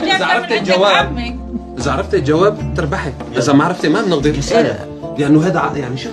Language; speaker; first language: Arabic; native; Arabic